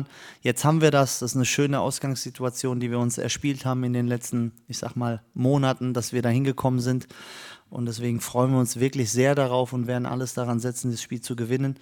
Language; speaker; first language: German; native; German